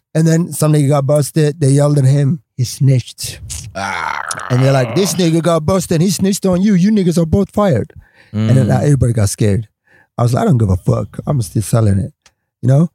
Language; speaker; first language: English; non-native, fluent; Swedish